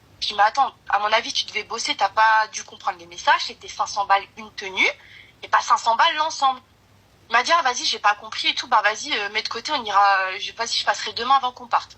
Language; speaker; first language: French; early bilingual, other home language; Arabic